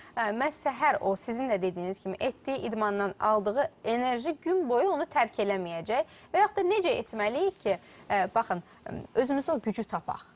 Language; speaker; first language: Azerbaijani; native; Azerbaijani